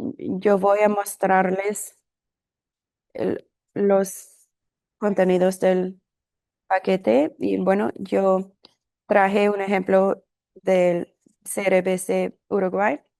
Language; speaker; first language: Spanish; non-native, fluent; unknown